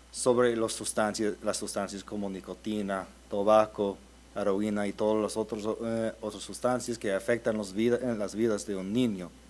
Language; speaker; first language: Spanish; early bilingual, heritage; Spanish